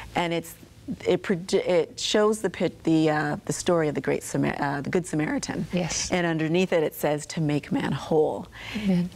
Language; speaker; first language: English; native; English